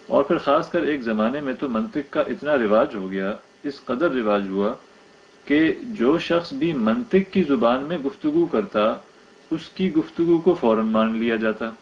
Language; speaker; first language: Urdu; native; Urdu